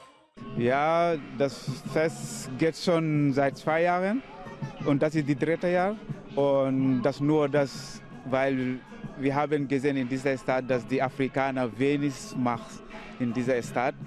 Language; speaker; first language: German; non-native, learner; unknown